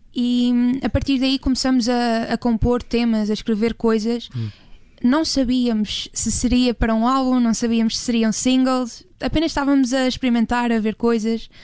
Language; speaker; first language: Portuguese; native; Portuguese